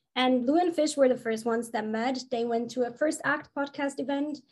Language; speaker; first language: English; non-native, fluent; German